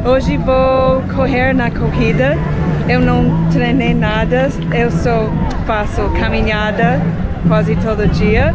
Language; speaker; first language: Portuguese; non-native, fluent; English